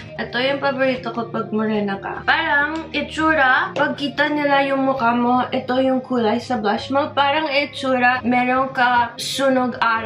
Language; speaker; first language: Filipino; non-native, learner; English